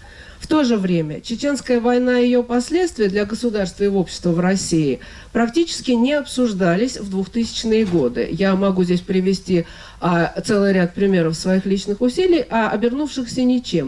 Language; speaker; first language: Russian; native; Russian